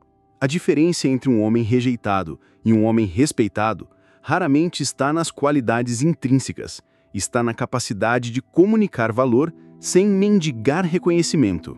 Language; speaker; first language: Portuguese; native; Portuguese